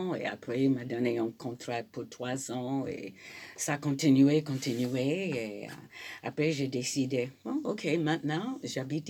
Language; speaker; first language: French; non-native, fluent; English